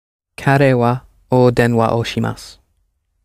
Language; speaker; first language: Japanese; non-native, learner; English